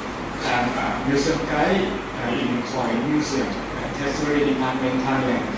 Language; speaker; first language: English; non-native, learner; Thai